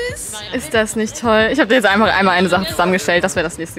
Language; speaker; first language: German; native; German